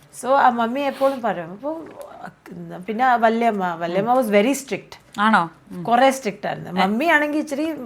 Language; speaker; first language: Malayalam; early bilingual, heritage; Malayalam